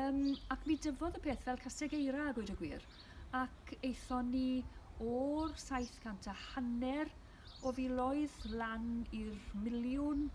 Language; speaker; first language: Welsh; native; Welsh